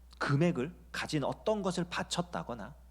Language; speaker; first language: Korean; native; Korean